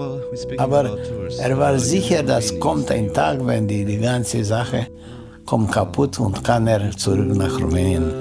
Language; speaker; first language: German; non-native, learner; Romanian